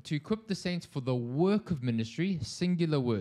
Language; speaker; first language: English; native; English